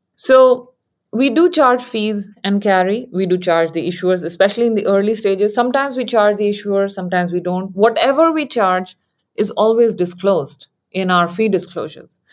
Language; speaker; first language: English; non-native, local second language; Hindi